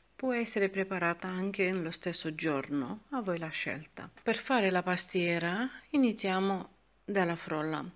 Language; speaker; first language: Italian; non-native, fluent; Romanian